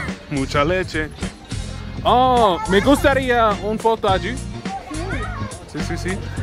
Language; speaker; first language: Spanish; non-native, learner; English